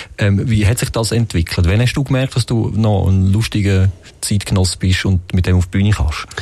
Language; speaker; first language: German; native; German